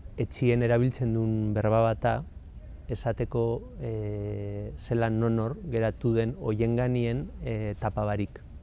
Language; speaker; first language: Basque; native; Basque